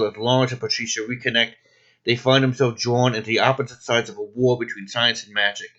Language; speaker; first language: English; native; English